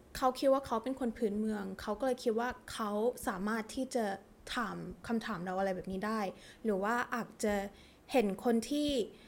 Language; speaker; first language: Thai; early bilingual, heritage; Thai